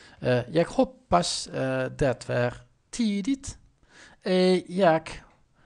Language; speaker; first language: Swedish; non-native, learner; Dutch